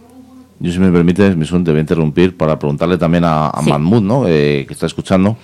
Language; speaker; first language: Spanish; native; Spanish